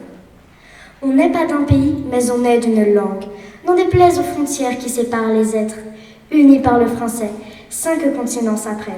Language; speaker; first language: French; native; French